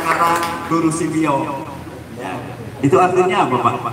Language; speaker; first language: Indonesian; native; Indonesian